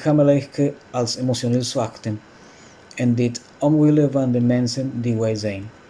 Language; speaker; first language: Dutch; non-native, fluent; Spanish